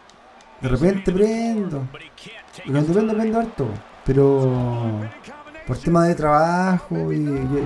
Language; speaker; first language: Spanish; native; Spanish